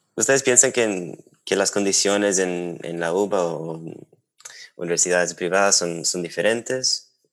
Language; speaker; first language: Spanish; non-native, fluent; English